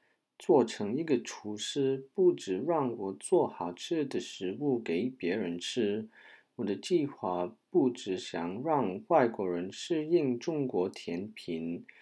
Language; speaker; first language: Chinese; non-native, learner; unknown